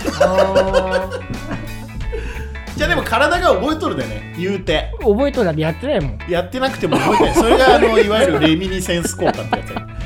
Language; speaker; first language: Japanese; native; Japanese